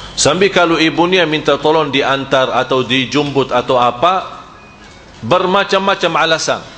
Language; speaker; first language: Malay; non-native, fluent; Arabic